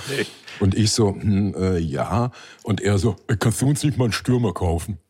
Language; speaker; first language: German; native; German